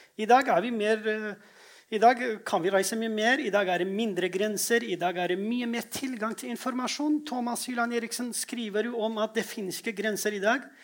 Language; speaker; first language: Norwegian; non-native, fluent; Kurdish